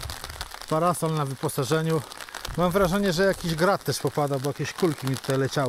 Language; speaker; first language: Polish; native; Polish